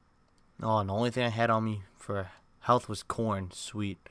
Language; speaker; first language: English; native; English